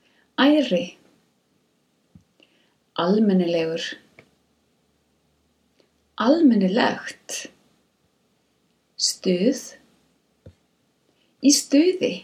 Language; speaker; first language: Icelandic; non-native, learner; English